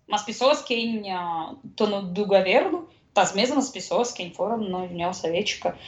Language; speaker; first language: Portuguese; non-native, learner; Russian